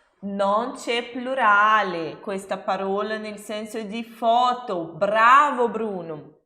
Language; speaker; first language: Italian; non-native, fluent; Portuguese